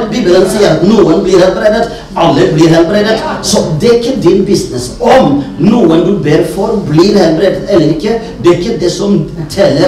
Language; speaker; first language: Norwegian; non-native, fluent; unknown